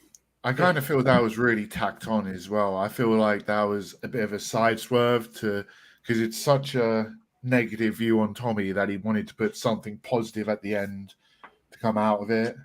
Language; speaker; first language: English; native; English